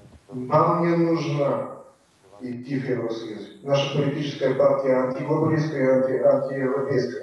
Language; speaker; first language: Russian; non-native, learner; Bulgarian